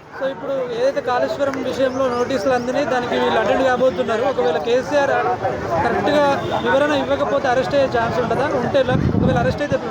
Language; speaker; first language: Telugu; native; Telugu